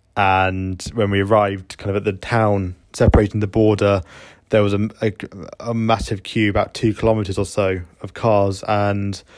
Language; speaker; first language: English; native; English